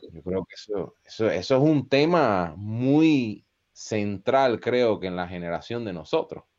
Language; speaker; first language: Spanish; native; Spanish